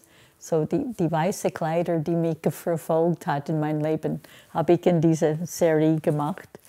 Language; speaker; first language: German; non-native, fluent; English